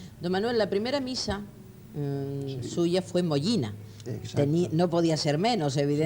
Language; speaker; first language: Spanish; native; Spanish